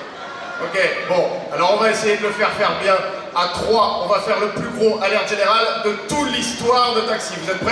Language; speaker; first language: French; native; French